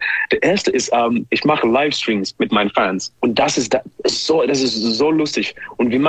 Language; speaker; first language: German; non-native, learner; English